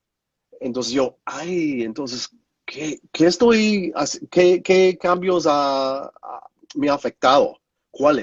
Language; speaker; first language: Spanish; non-native, fluent; English